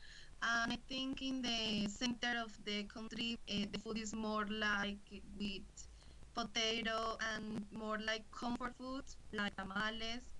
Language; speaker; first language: English; non-native, learner; Spanish